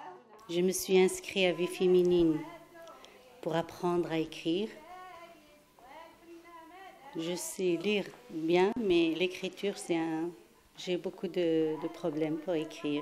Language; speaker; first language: French; non-native, fluent; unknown